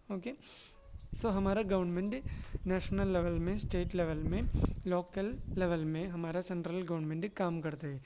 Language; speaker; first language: Hindi; non-native, local second language; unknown